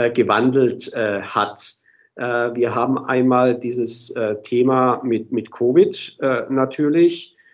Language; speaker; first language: German; native; German